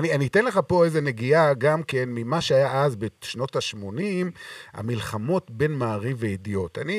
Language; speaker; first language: Hebrew; native; Hebrew